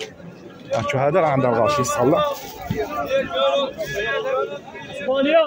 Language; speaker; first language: Arabic; native; Arabic